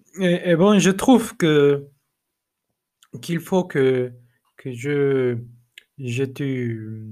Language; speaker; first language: French; non-native, learner; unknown